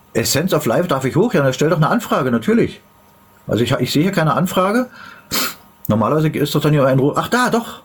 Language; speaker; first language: German; native; German